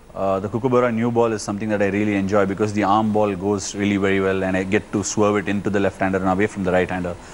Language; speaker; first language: English; non-native, local second language; Tamil